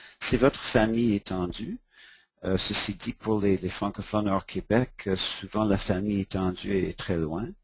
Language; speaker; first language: French; non-native, local second language; English